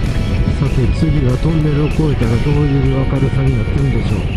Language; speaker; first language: Japanese; native; Japanese